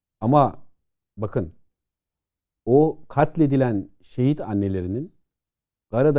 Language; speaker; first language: Turkish; native; Turkish